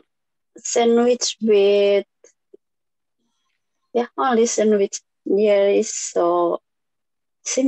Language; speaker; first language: English; non-native, learner; Indonesian